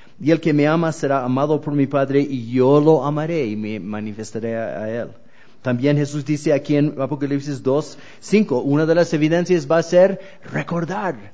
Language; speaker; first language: Spanish; non-native, fluent; English